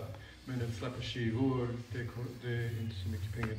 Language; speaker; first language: Swedish; non-native, fluent; English